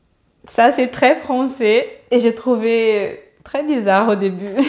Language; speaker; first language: French; non-native, fluent; Portuguese